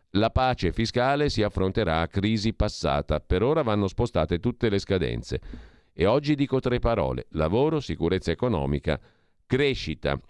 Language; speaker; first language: Italian; native; Italian